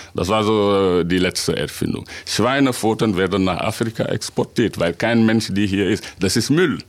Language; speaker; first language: German; non-native, fluent; Wolof